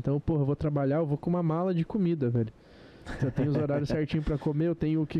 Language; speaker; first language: Portuguese; native; Portuguese